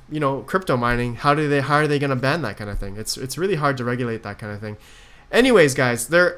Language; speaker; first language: English; native; English